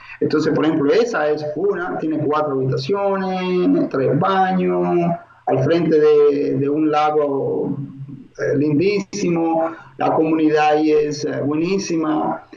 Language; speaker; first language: Spanish; native; Spanish